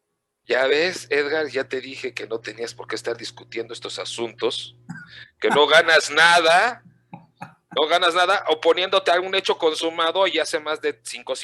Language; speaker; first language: Spanish; native; Spanish